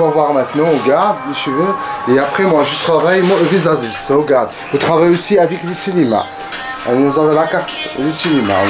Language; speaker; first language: French; non-native, learner; Arabic